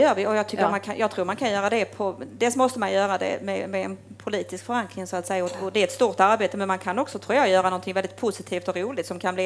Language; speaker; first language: Swedish; native; Swedish